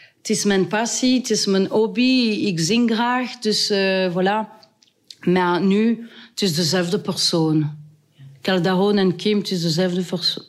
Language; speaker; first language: Dutch; non-native, local second language; French